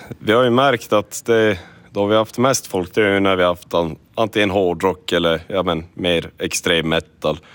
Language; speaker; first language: Swedish; native; Swedish